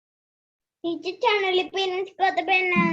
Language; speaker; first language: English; non-native, learner; Sinhala